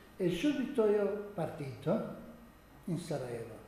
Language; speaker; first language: Italian; non-native, learner; Croatian